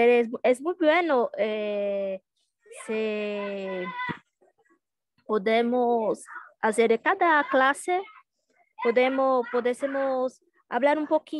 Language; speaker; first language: Spanish; non-native, learner; Portuguese